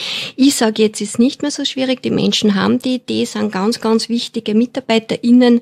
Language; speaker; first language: German; native; German